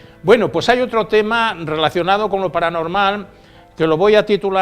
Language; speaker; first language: Spanish; native; Spanish